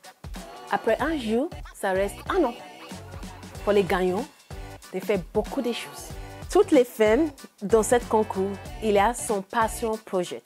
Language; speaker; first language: French; non-native, learner; English